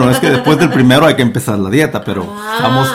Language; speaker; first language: Spanish; native; Spanish